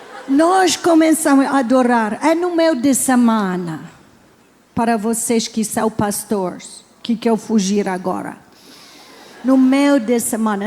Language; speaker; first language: Portuguese; non-native, learner; English